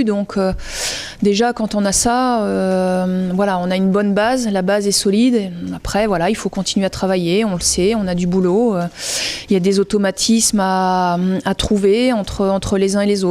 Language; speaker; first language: French; native; French